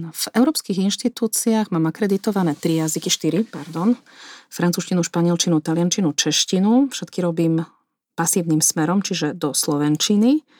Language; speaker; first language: Slovak; native; Slovak